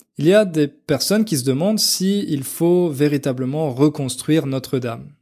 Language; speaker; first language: French; native; French